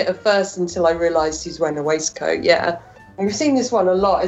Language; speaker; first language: English; native; English